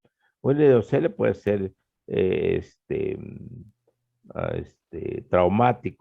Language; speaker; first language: Spanish; native; Spanish